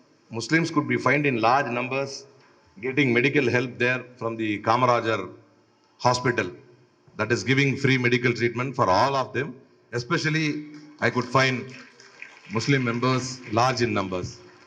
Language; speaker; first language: English; non-native, local second language; Tamil